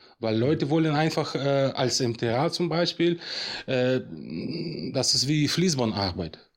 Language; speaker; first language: German; non-native, fluent; Russian